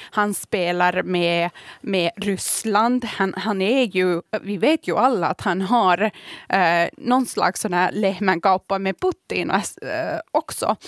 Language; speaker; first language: Swedish; early bilingual, other home language; Kurdish